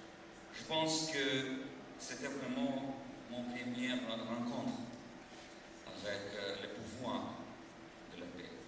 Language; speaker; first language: French; non-native, fluent; Lithuanian